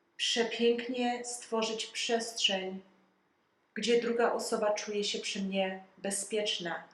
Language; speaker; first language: Polish; early bilingual, heritage; Polish